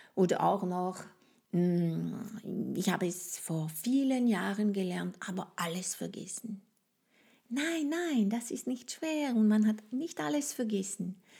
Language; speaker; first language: German; non-native, fluent; French